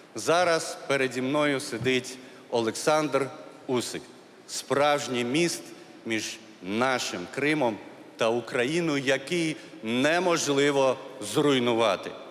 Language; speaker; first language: Ukrainian; non-native, local second language; Crimean Tatar